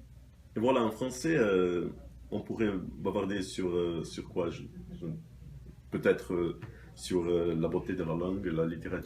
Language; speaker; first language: French; non-native, fluent; Portuguese